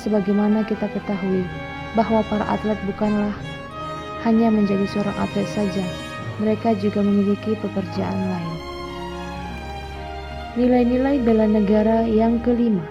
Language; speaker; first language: Indonesian; native; Indonesian